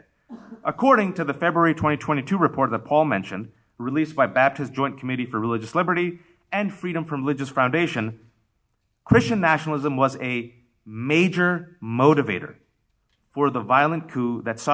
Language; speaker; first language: English; early bilingual, other home language; Urdu